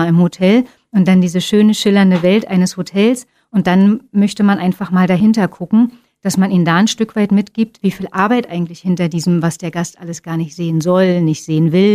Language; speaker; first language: German; native; German